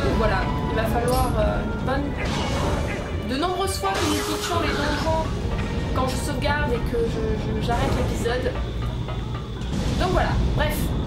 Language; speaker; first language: French; native; French